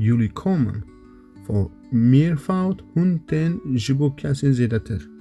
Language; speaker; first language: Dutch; non-native, learner; Kurdish